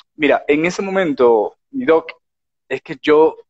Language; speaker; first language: Spanish; native; Spanish